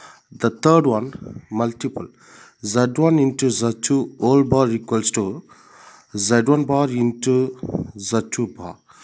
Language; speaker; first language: English; non-native, local second language; Tamil